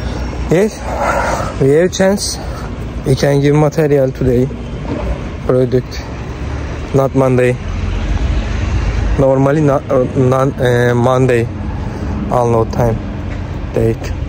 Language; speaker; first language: English; non-native, learner; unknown